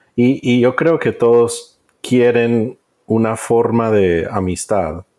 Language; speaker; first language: Spanish; early bilingual, heritage; Spanish